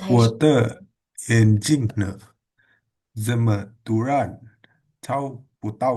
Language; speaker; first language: Chinese; non-native, learner; Indonesian